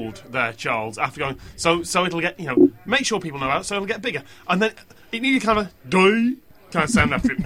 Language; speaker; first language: English; native; English